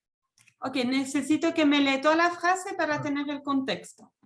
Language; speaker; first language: Spanish; non-native, fluent; French